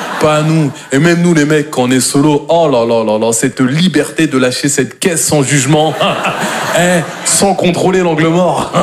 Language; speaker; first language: French; native; French